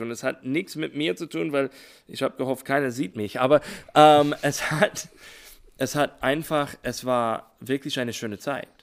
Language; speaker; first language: German; non-native, learner; English